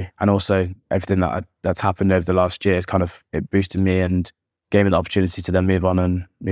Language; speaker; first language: English; native; English